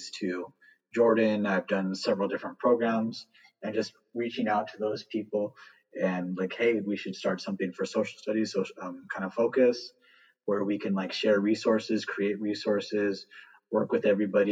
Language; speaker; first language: English; native; English